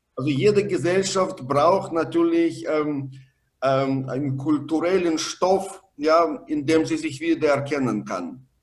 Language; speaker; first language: German; non-native, fluent; Russian